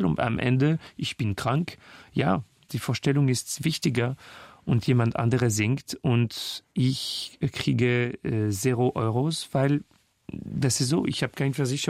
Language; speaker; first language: German; non-native, fluent; French